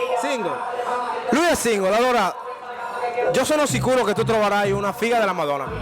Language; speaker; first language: Italian; non-native, fluent; Spanish